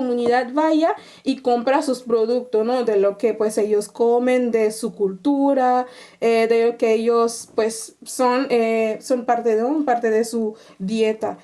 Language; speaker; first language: Spanish; non-native, fluent; Haitian Creole